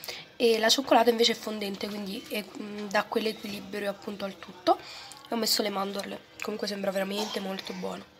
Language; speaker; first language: Italian; native; Italian